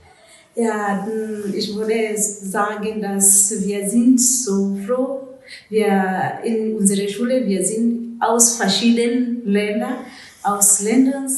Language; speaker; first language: German; non-native, learner; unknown